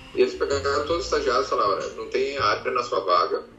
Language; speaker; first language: Portuguese; native; Portuguese